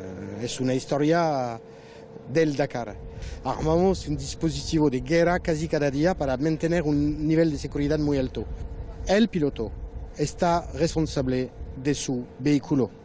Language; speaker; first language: Spanish; non-native, fluent; French